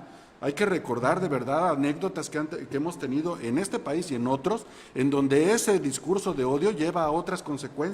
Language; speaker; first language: Spanish; native; Spanish